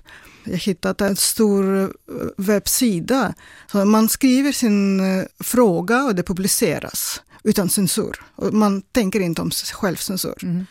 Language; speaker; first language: Swedish; non-native, fluent; Russian